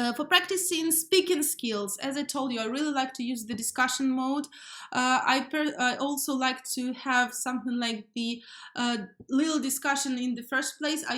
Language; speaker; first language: English; non-native, fluent; Ukrainian